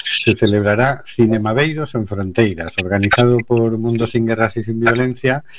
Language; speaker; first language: Spanish; native; Spanish